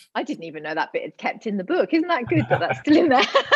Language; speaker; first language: English; native; English